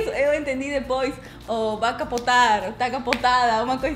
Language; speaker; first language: Portuguese; non-native, learner; Spanish